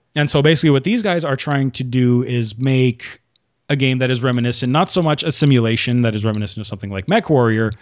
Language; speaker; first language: English; native; English